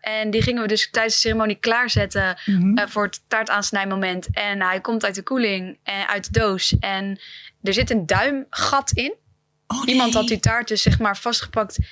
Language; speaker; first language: Dutch; native; Dutch